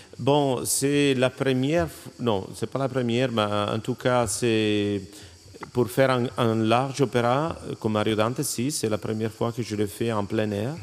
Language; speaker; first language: French; non-native, fluent; Italian